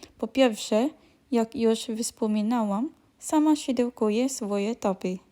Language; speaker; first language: Polish; non-native, learner; Filipino